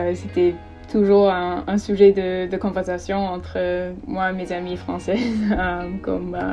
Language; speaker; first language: French; non-native, fluent; English